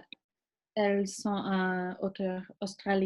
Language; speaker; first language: French; non-native, learner; English